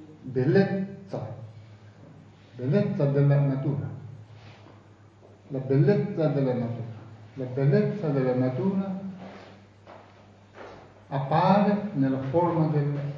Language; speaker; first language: Italian; non-native, fluent; Tibetan